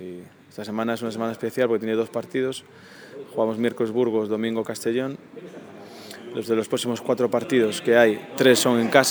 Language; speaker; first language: Spanish; native; Spanish